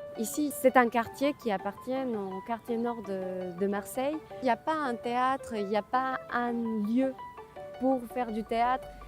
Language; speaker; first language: French; non-native, fluent; Spanish